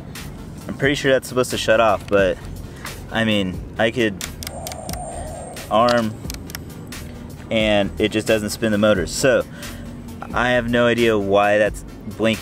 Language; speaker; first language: English; native; English